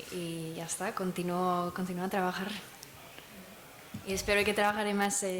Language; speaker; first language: Spanish; non-native, fluent; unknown